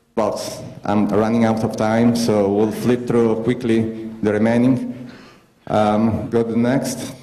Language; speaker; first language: English; non-native, fluent; Italian